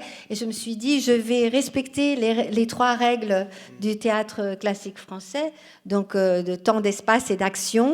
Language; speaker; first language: French; non-native, fluent; Portuguese